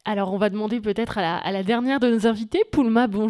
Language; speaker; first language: French; native; French